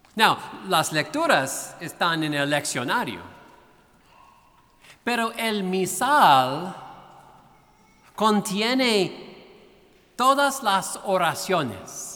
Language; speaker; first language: Spanish; non-native, fluent; English